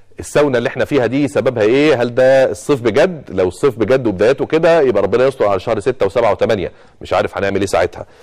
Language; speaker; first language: Arabic; native; Arabic